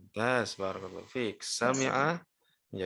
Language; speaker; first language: Indonesian; native; Indonesian